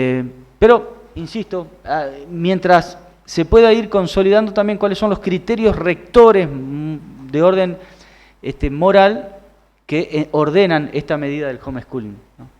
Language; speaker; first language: Spanish; native; Spanish